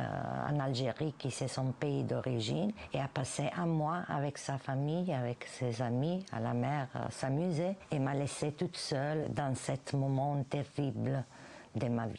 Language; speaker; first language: French; non-native, fluent; Italian